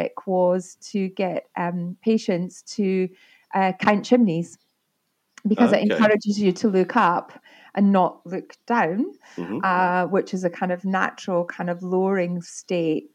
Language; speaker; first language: English; native; English